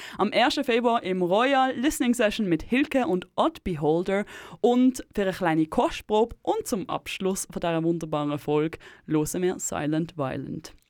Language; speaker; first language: German; native; German